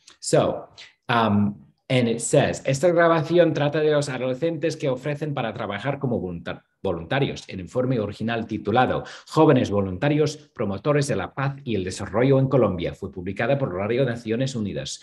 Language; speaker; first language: Spanish; non-native, fluent; English